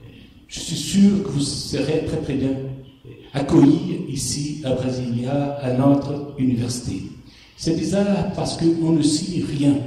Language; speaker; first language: French; non-native, fluent; Portuguese